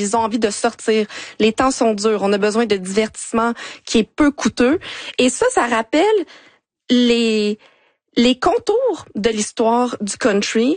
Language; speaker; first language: French; native; French